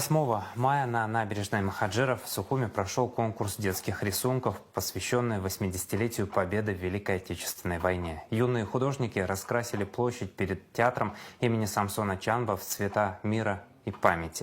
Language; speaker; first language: Russian; native; Russian